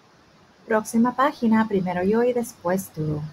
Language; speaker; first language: Spanish; early bilingual, heritage; Spanish